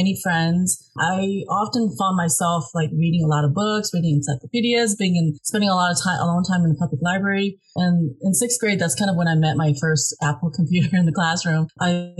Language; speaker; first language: English; early bilingual, other home language; Hmong